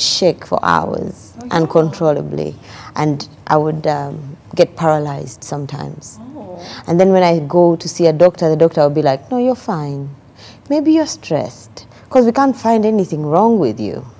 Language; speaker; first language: English; non-native, local second language; Ganda